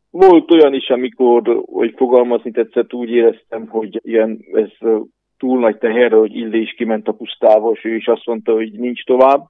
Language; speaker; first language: Hungarian; native; Hungarian